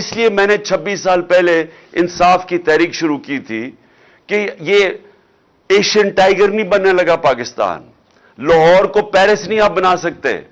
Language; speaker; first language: Urdu; native; Urdu